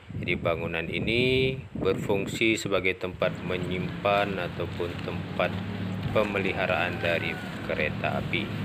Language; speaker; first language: Indonesian; non-native, local second language; Minangkabau